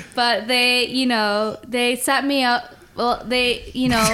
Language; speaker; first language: English; early bilingual, other home language; Arabic